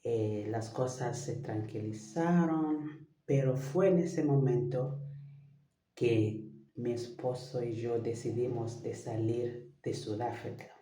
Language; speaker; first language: Spanish; non-native, fluent; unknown